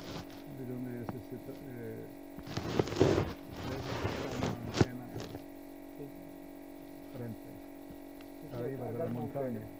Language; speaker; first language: Spanish; non-native, learner; Slovenian